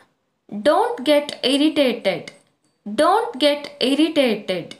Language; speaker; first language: English; non-native, local second language; Kannada